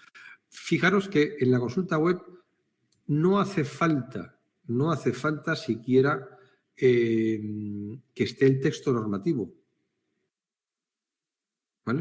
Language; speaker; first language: Spanish; native; Spanish